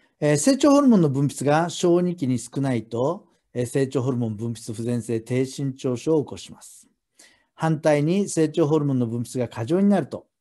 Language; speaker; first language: Japanese; native; Japanese